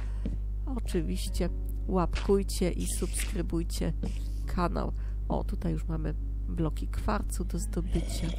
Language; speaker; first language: Polish; native; Polish